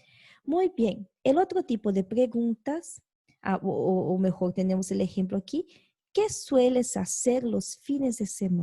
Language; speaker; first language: Spanish; non-native, fluent; Portuguese